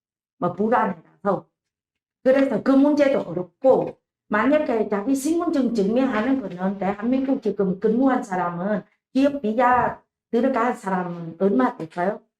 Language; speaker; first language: Korean; non-native, learner; Vietnamese